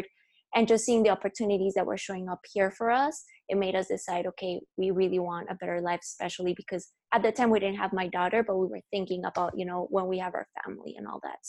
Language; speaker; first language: English; non-native, fluent; Spanish